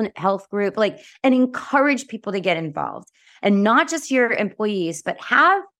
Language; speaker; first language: English; native; English